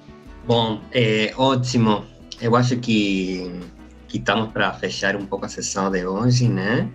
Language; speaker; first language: Portuguese; non-native, learner; Spanish